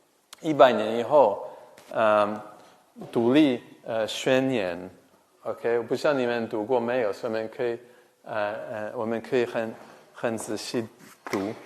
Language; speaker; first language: Chinese; non-native, fluent; English